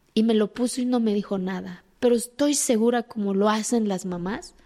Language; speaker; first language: Spanish; early bilingual, other home language; Zapotec